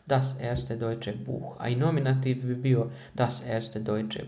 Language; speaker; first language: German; non-native, fluent; Croatian